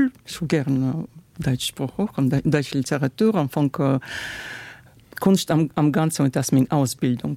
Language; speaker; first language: German; non-native, learner; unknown